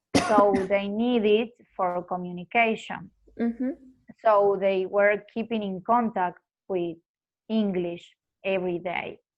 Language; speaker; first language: English; non-native, fluent; Spanish